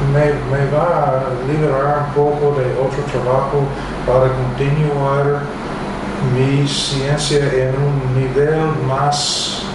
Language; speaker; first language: Spanish; non-native, fluent; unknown